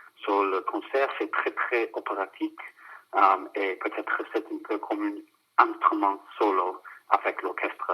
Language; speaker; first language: French; non-native, fluent; English